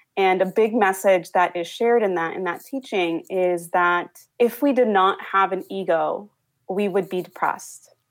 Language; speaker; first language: English; early bilingual, other home language; Spanish